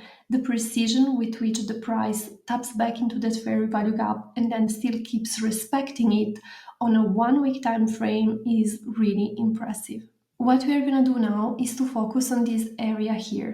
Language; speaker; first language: English; non-native, fluent; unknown